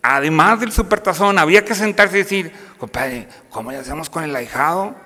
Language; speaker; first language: Spanish; native; Spanish